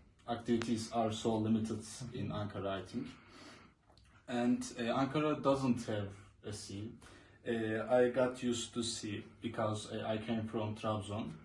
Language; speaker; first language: English; non-native, learner; Turkish